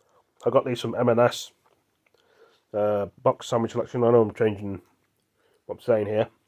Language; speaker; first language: English; native; English